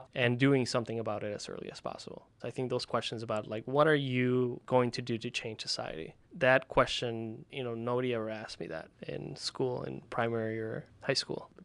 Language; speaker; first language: English; early bilingual, other home language; Spanish